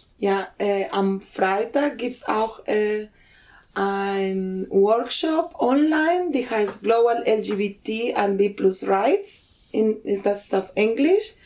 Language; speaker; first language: German; non-native, fluent; Spanish